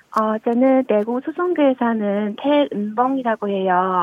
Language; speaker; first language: Korean; non-native, learner; Chinese